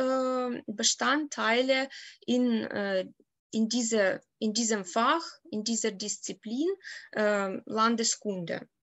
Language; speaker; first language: German; non-native, fluent; Ukrainian